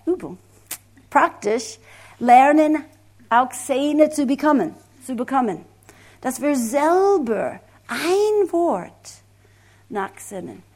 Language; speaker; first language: German; non-native, fluent; English